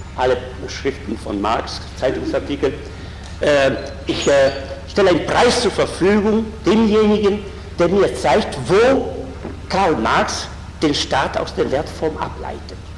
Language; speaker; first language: German; non-native, fluent; Italian